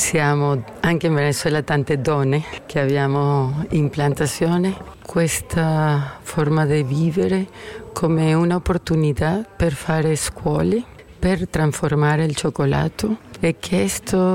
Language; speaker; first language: Italian; non-native, learner; Spanish